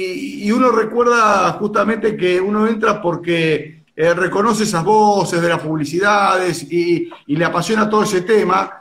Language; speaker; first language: Spanish; native; Spanish